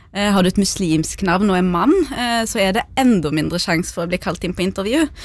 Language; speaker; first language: Norwegian; early bilingual, other home language; Arabic